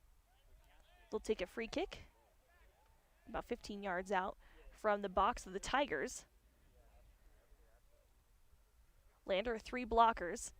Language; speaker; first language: English; native; English